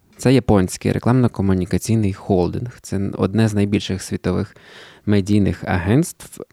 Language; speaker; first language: Ukrainian; native; Ukrainian